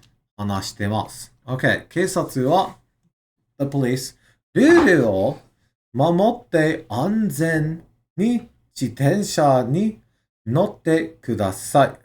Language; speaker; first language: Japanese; non-native, learner; English